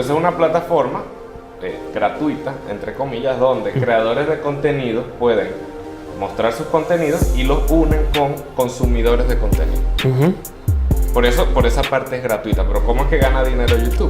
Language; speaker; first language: Spanish; native; Spanish